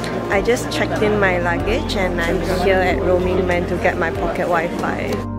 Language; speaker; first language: English; non-native, local second language; Chinese